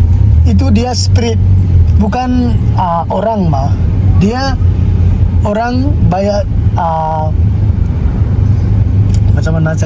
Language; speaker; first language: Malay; non-native, learner; Tedim Chin